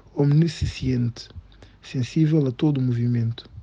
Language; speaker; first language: Portuguese; native; Portuguese